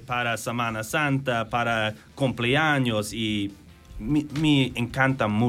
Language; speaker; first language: Spanish; non-native, learner; Italian